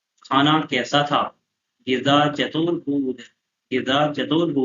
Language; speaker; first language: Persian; non-native, fluent; Urdu